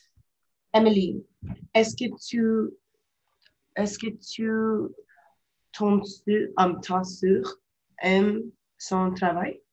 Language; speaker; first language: French; non-native, learner; English